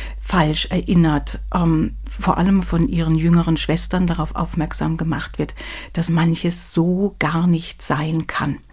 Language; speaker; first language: German; native; German